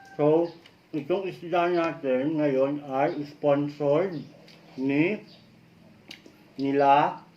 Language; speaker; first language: Filipino; non-native, local second language; Masbatenyo